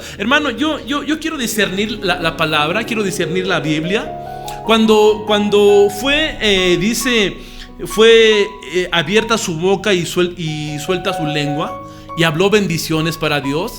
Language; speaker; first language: Spanish; native; Spanish